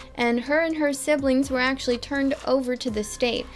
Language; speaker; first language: English; native; English